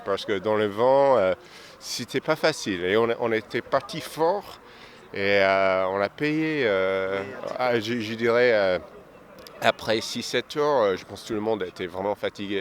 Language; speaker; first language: French; non-native, fluent; English